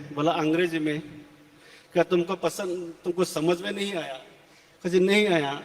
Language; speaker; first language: Hindi; non-native, local second language; Assamese